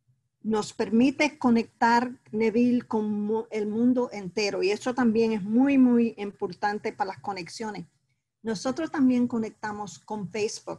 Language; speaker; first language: Spanish; early bilingual, heritage; Spanish